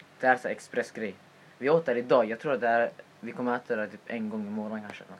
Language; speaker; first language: Swedish; native; Swedish